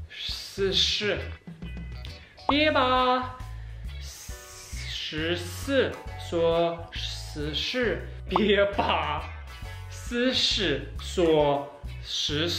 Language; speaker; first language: Chinese; non-native, learner; Danish